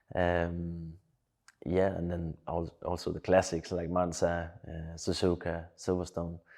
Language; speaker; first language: English; non-native, fluent; Danish